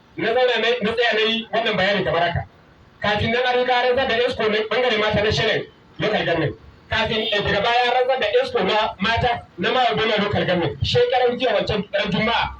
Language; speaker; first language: Hausa; native; Hausa